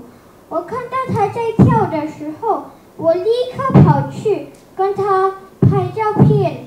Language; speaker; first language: Chinese; non-native, learner; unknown